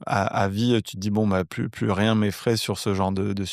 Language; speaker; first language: French; native; French